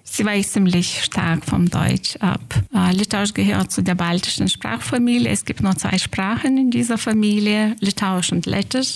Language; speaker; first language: German; non-native, fluent; Lithuanian